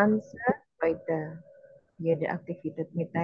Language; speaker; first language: German; non-native, learner; Indonesian